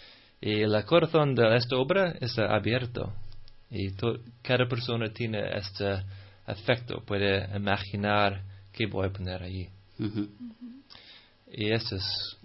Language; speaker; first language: Spanish; non-native, fluent; English